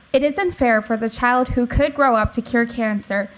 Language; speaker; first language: English; native; English